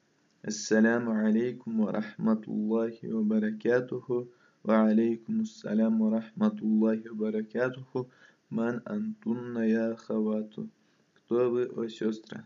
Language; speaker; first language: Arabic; non-native, fluent; Russian